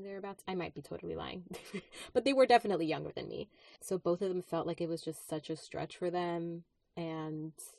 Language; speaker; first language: English; native; English